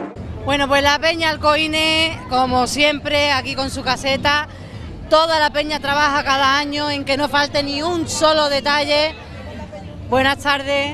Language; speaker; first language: Spanish; native; Spanish